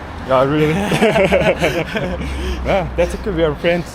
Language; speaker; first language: English; non-native, learner; Mongolian